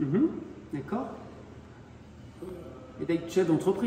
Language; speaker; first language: French; native; French